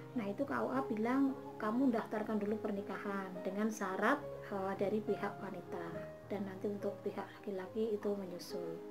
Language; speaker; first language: Indonesian; native; Indonesian